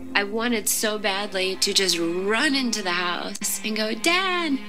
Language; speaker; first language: English; native; English